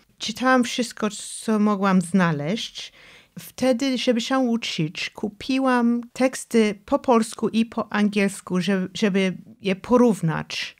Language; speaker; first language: Polish; non-native, fluent; English